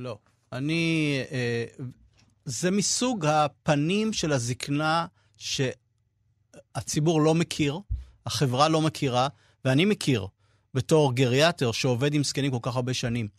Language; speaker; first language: Hebrew; native; Hebrew